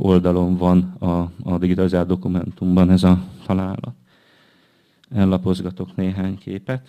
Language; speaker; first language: Hungarian; native; Hungarian